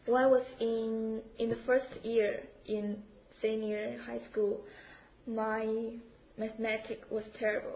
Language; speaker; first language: English; non-native, learner; Chinese